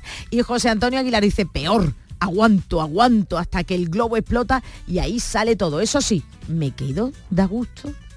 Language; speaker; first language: Spanish; native; Spanish